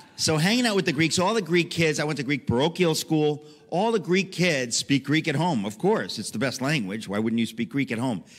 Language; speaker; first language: English; native; English